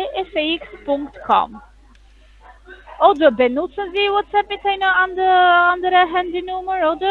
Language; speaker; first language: German; non-native, learner; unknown